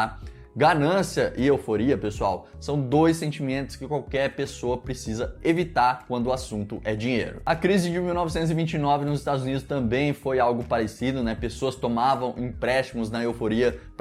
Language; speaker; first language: Portuguese; native; Portuguese